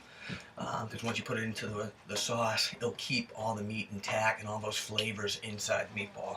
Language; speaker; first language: English; native; English